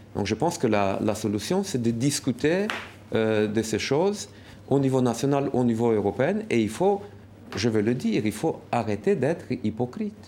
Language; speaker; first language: French; non-native, fluent; Romanian